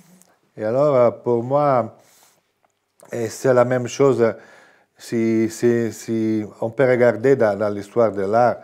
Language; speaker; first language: French; non-native, fluent; Italian